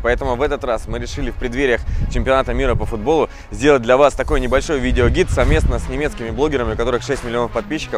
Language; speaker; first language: Russian; native; Russian